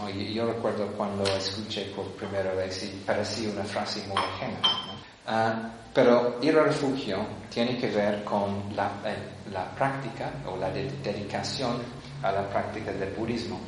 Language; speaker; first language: Spanish; non-native, fluent; English